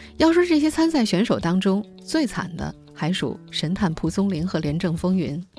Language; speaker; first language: Chinese; native; Chinese